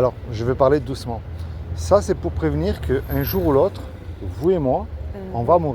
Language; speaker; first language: French; native; French